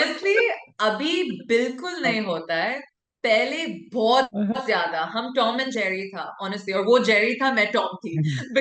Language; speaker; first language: Hindi; non-native, local second language; English